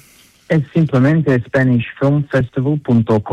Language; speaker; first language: Spanish; non-native, learner; English